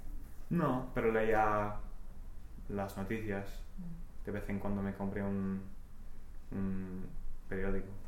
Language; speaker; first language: Spanish; non-native, fluent; English